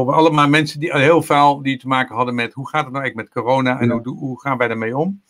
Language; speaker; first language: Dutch; native; Dutch